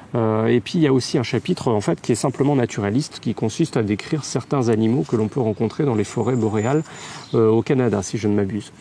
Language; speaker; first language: French; native; French